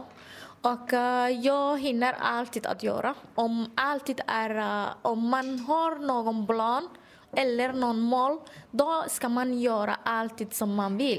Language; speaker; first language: Swedish; non-native, learner; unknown